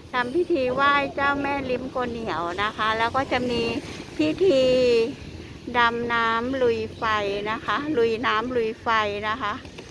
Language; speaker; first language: Thai; native; Thai